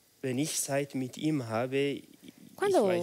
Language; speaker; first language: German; non-native, learner; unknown